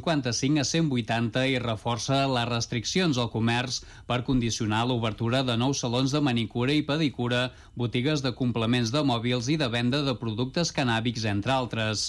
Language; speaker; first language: Catalan; native; Catalan